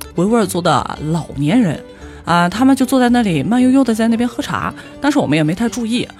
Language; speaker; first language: Chinese; native; Chinese